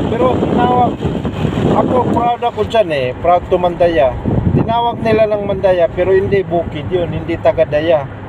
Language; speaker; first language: Filipino; non-native, local second language; Cebuano